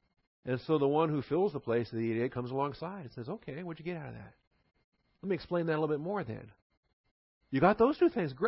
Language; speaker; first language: English; native; English